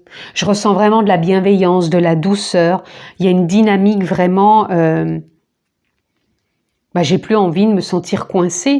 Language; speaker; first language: French; native; French